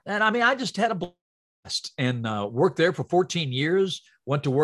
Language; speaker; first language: English; native; English